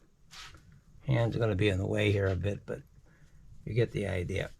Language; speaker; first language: English; native; English